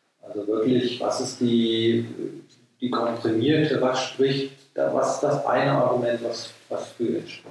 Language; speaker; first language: German; native; German